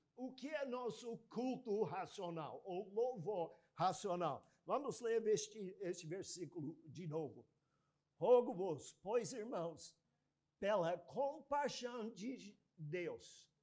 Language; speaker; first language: Portuguese; non-native, fluent; English